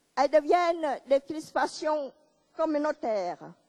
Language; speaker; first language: French; non-native, fluent; Khmer